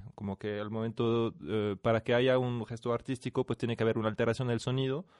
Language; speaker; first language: Spanish; non-native, fluent; French